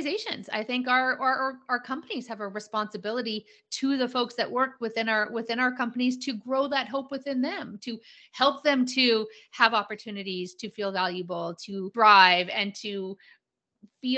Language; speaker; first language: English; native; English